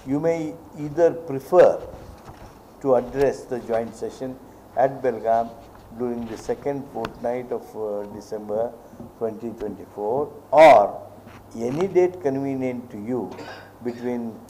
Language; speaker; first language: English; non-native, local second language; Kannada